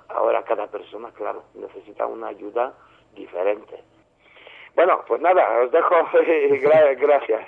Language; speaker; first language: Spanish; non-native, fluent; Polish